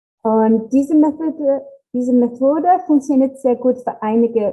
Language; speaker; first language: German; non-native, learner; English